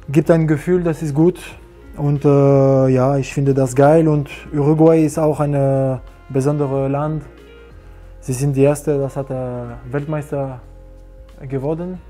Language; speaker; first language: German; non-native, learner; French